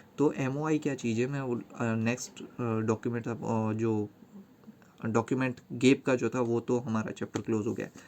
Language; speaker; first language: Hindi; native; Hindi